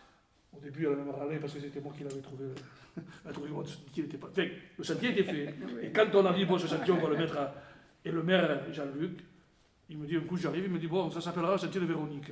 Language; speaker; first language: French; native; French